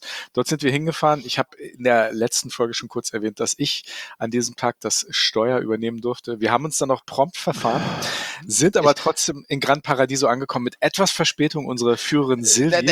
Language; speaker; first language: German; native; German